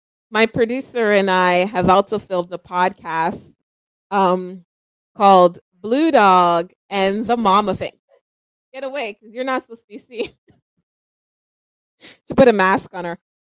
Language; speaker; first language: English; native; English